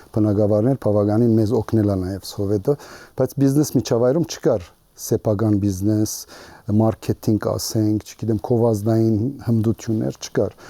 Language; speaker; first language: Armenian; early bilingual, heritage; Armenian